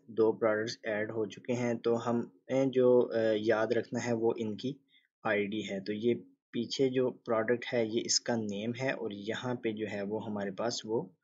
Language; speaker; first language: Urdu; native; Urdu